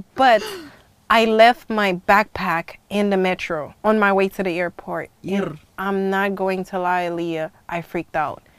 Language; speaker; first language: English; early bilingual, other home language; Haitian Creole